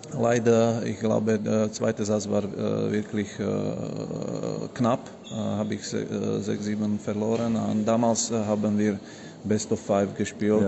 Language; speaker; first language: German; non-native, learner; Slovak